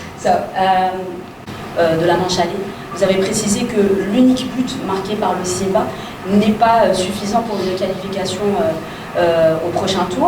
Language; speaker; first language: French; native; French